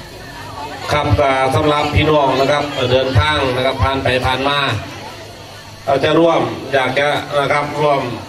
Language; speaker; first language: Thai; non-native, local second language; Northeastern Thai